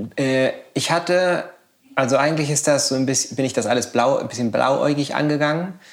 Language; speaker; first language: German; non-native, fluent; Spanish